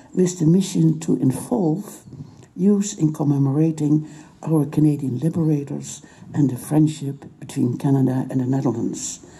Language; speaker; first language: English; non-native, fluent; Dutch